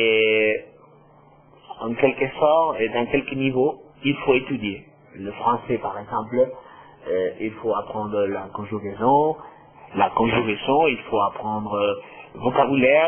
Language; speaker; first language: French; non-native, fluent; Spanish